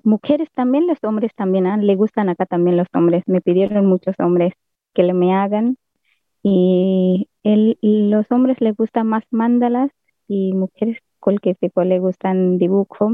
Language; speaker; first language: Spanish; non-native, learner; Hindi